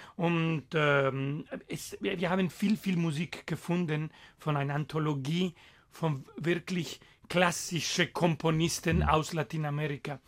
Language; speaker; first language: German; non-native, fluent; Spanish